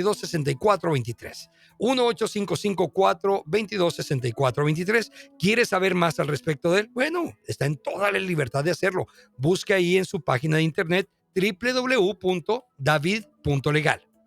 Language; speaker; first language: Spanish; native; Spanish